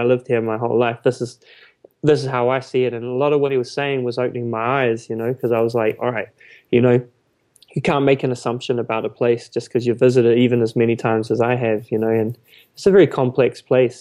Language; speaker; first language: English; native; English